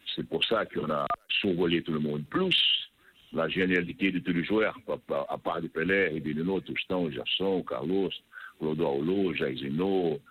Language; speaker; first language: French; non-native, fluent; Portuguese